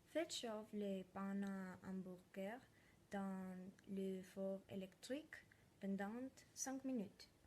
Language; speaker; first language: French; non-native, learner; Spanish